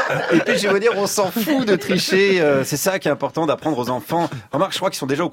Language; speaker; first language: French; native; French